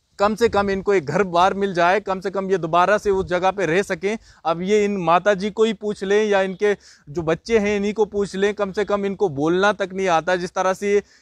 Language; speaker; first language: Hindi; native; Hindi